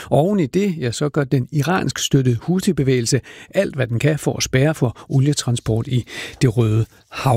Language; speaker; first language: Danish; native; Danish